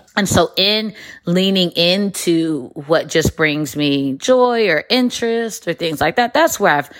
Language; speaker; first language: English; native; English